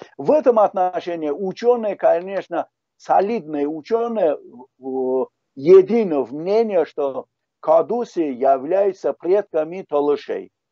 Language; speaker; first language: Russian; non-native, local second language; Talysh